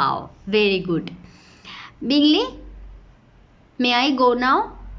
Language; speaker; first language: English; non-native, fluent; Bangla